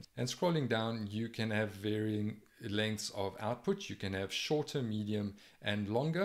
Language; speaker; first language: English; native; English